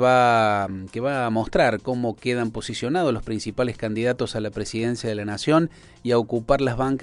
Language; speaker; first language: Spanish; native; Spanish